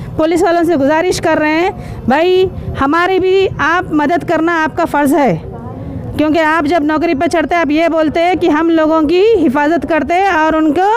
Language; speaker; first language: Hindi; non-native, local second language; Urdu